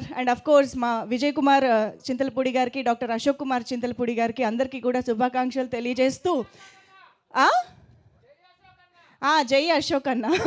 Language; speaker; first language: Telugu; native; Telugu